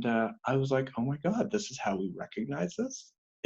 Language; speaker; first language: English; native; English